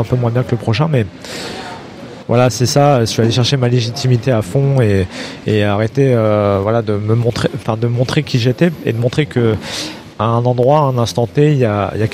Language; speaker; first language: French; native; French